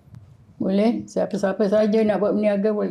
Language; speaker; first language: Malay; native; Malay